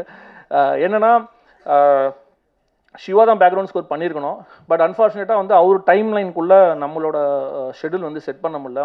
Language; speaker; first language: Tamil; native; Tamil